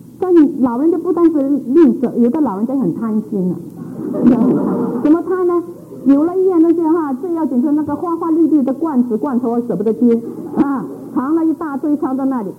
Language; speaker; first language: Chinese; native; Chinese